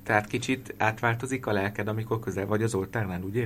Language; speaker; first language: Hungarian; native; Hungarian